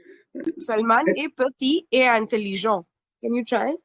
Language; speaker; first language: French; non-native, fluent; Hindi